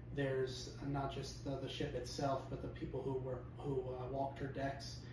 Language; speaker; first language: English; native; English